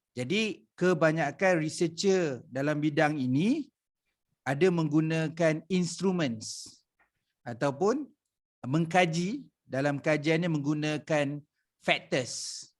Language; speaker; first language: Malay; native; Malay